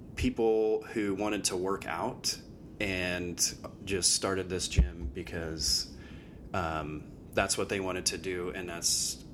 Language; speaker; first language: English; native; English